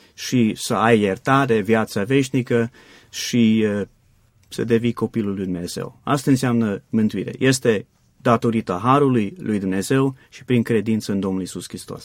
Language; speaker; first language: Romanian; non-native, fluent; English